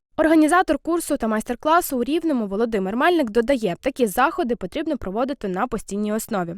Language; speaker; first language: Ukrainian; native; Ukrainian